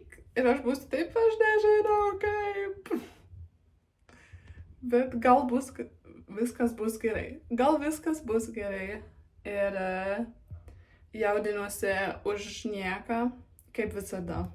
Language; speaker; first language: Lithuanian; non-native, learner; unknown